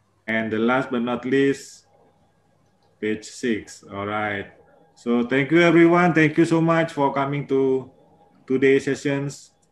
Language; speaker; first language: English; non-native, local second language; Malay